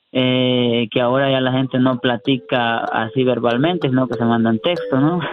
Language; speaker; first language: Spanish; early bilingual, heritage; Spanish